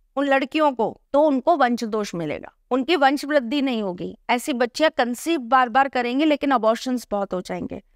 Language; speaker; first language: Hindi; native; Hindi